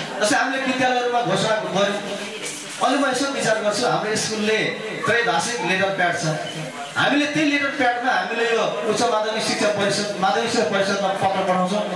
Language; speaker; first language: Nepali; non-native, local second language; Limbu